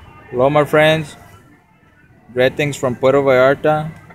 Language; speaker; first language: English; non-native, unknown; Spanish